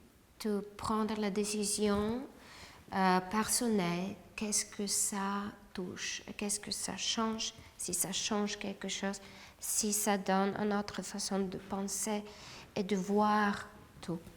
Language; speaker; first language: French; non-native, fluent; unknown